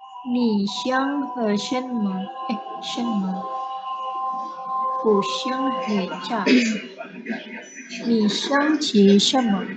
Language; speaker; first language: Chinese; non-native, learner; Indonesian